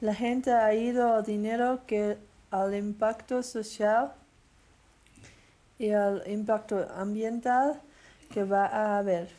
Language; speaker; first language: Spanish; non-native, learner; Dutch